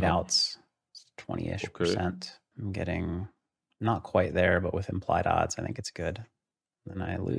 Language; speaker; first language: English; native; English